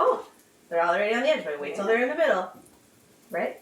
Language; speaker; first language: English; native; English